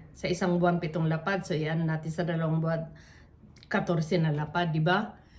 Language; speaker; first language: Filipino; native; Filipino